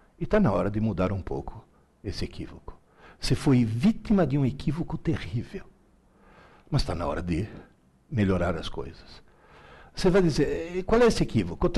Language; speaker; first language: Portuguese; early bilingual, other home language; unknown